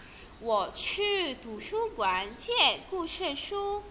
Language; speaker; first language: Chinese; non-native, local second language; Malay